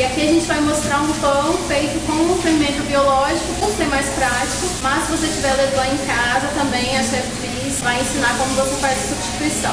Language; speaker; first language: Portuguese; native; Portuguese